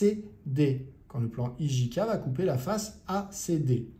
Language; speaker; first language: French; native; French